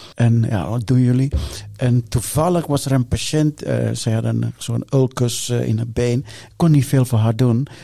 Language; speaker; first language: Dutch; non-native, fluent; Sinhala